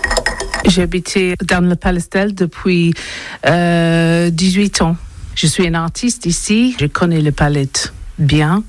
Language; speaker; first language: French; non-native, learner; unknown